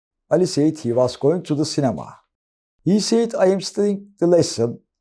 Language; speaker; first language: English; non-native, fluent; Turkish